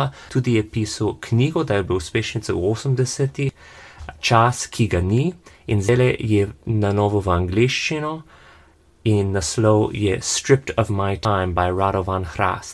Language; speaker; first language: Slovenian; non-native, learner; English